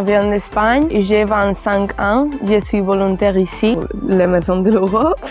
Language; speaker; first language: French; non-native, learner; Spanish